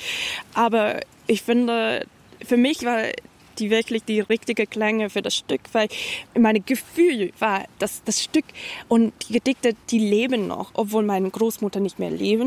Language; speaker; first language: German; non-native, fluent; English